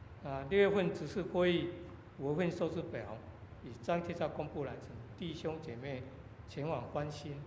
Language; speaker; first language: Chinese; native; Chinese